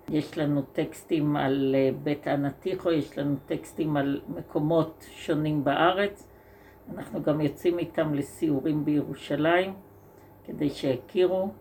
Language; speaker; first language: Hebrew; native; Hebrew